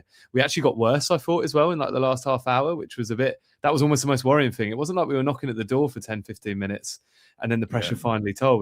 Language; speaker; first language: English; native; English